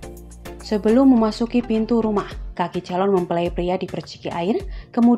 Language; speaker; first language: Indonesian; native; Indonesian